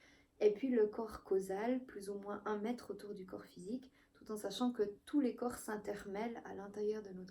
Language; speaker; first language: French; native; French